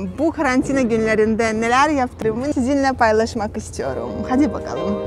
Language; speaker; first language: Turkish; non-native, fluent; Russian